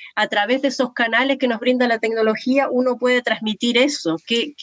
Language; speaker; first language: Spanish; native; Spanish